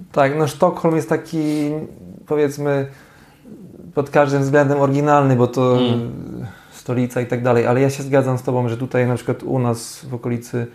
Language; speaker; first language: Polish; native; Polish